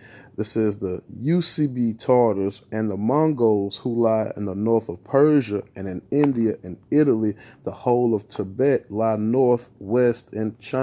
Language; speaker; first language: English; native; English